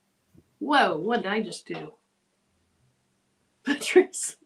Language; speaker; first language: English; native; English